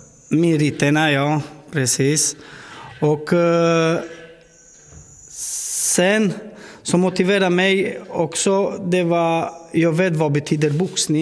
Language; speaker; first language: Swedish; non-native, learner; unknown